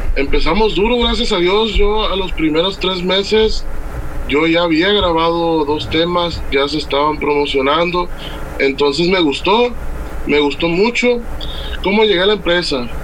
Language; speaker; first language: Spanish; native; Spanish